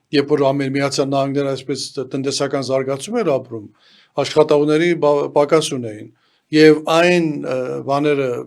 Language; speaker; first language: Armenian; early bilingual, heritage; Armenian